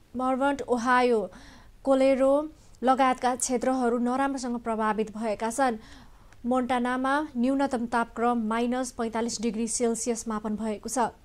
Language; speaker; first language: Nepali; non-native, local second language; Maithili